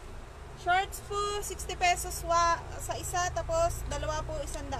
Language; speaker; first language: Filipino; native; Filipino